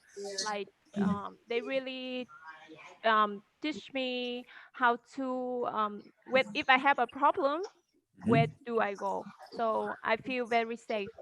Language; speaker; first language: English; non-native, fluent; Vietnamese